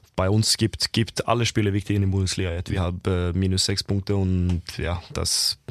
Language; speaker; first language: German; non-native, fluent; Norwegian